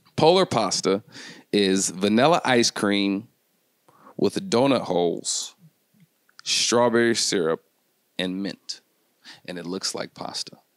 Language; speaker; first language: English; native; English